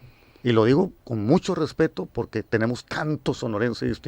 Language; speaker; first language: Spanish; native; Spanish